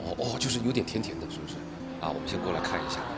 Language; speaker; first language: Chinese; native; Chinese